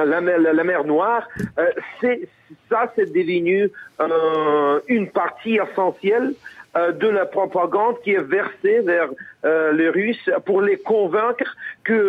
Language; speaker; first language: French; non-native, fluent; Russian